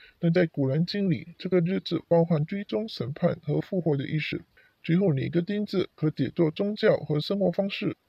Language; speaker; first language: Chinese; non-native, local second language; Cantonese